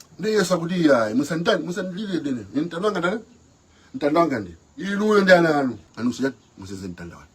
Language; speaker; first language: Nyanja; native; Nyanja